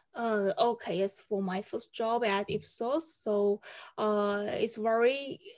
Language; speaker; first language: English; non-native, fluent; Chinese